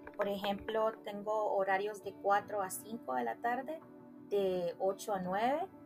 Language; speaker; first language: Spanish; native; Spanish